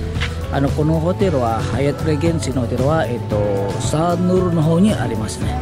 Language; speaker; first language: Japanese; non-native, fluent; Balinese